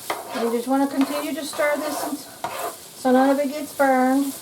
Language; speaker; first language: English; native; English